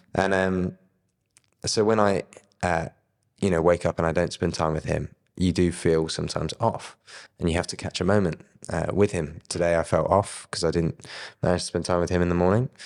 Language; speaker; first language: English; native; English